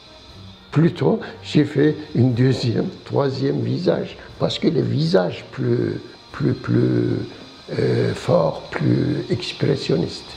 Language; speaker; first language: French; non-native, learner; Turkish